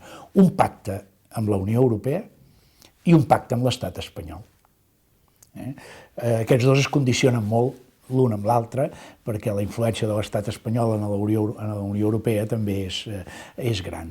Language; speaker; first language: Catalan; native; Catalan